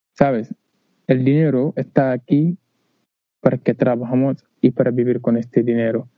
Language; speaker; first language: Spanish; non-native, learner; Wolof